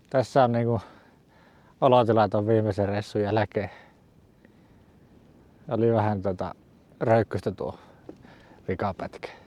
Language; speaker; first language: Finnish; native; Finnish